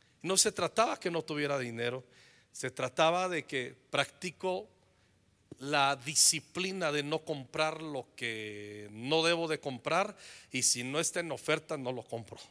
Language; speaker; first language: Spanish; native; Spanish